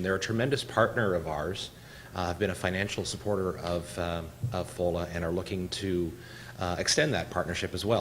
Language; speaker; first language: English; native; English